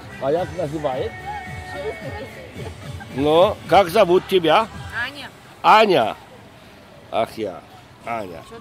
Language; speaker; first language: Russian; non-native, learner; Polish